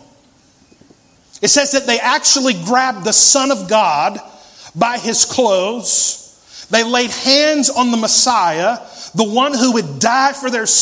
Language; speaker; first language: English; native; English